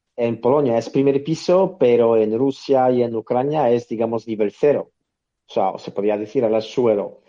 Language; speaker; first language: Spanish; non-native, fluent; Polish